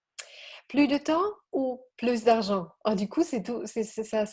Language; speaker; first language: French; non-native, learner; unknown